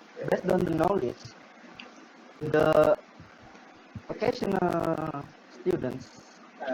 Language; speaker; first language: English; non-native, learner; Indonesian